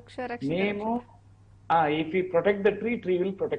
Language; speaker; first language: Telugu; non-native, learner; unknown